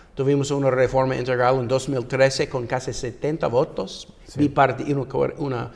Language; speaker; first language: Spanish; non-native, fluent; English